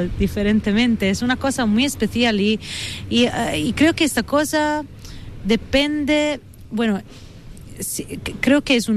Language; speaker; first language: Spanish; non-native, fluent; Italian